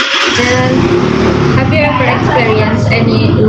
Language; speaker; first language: English; non-native, learner; Indonesian